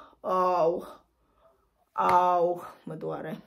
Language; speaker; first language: Romanian; non-native, fluent; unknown